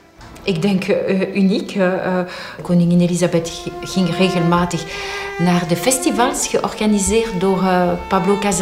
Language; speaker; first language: Dutch; non-native, local second language; French